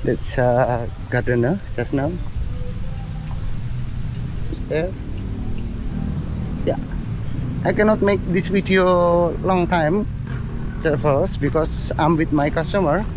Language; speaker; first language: English; non-native, learner; Indonesian